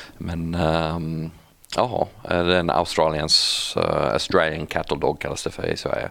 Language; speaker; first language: Swedish; non-native, fluent; English